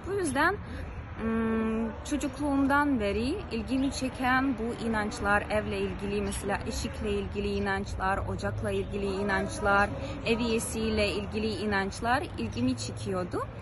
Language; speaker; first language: Turkish; non-native, fluent; Ukrainian